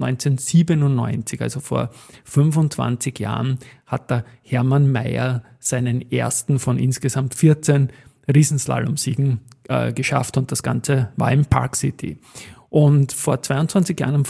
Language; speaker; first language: German; native; German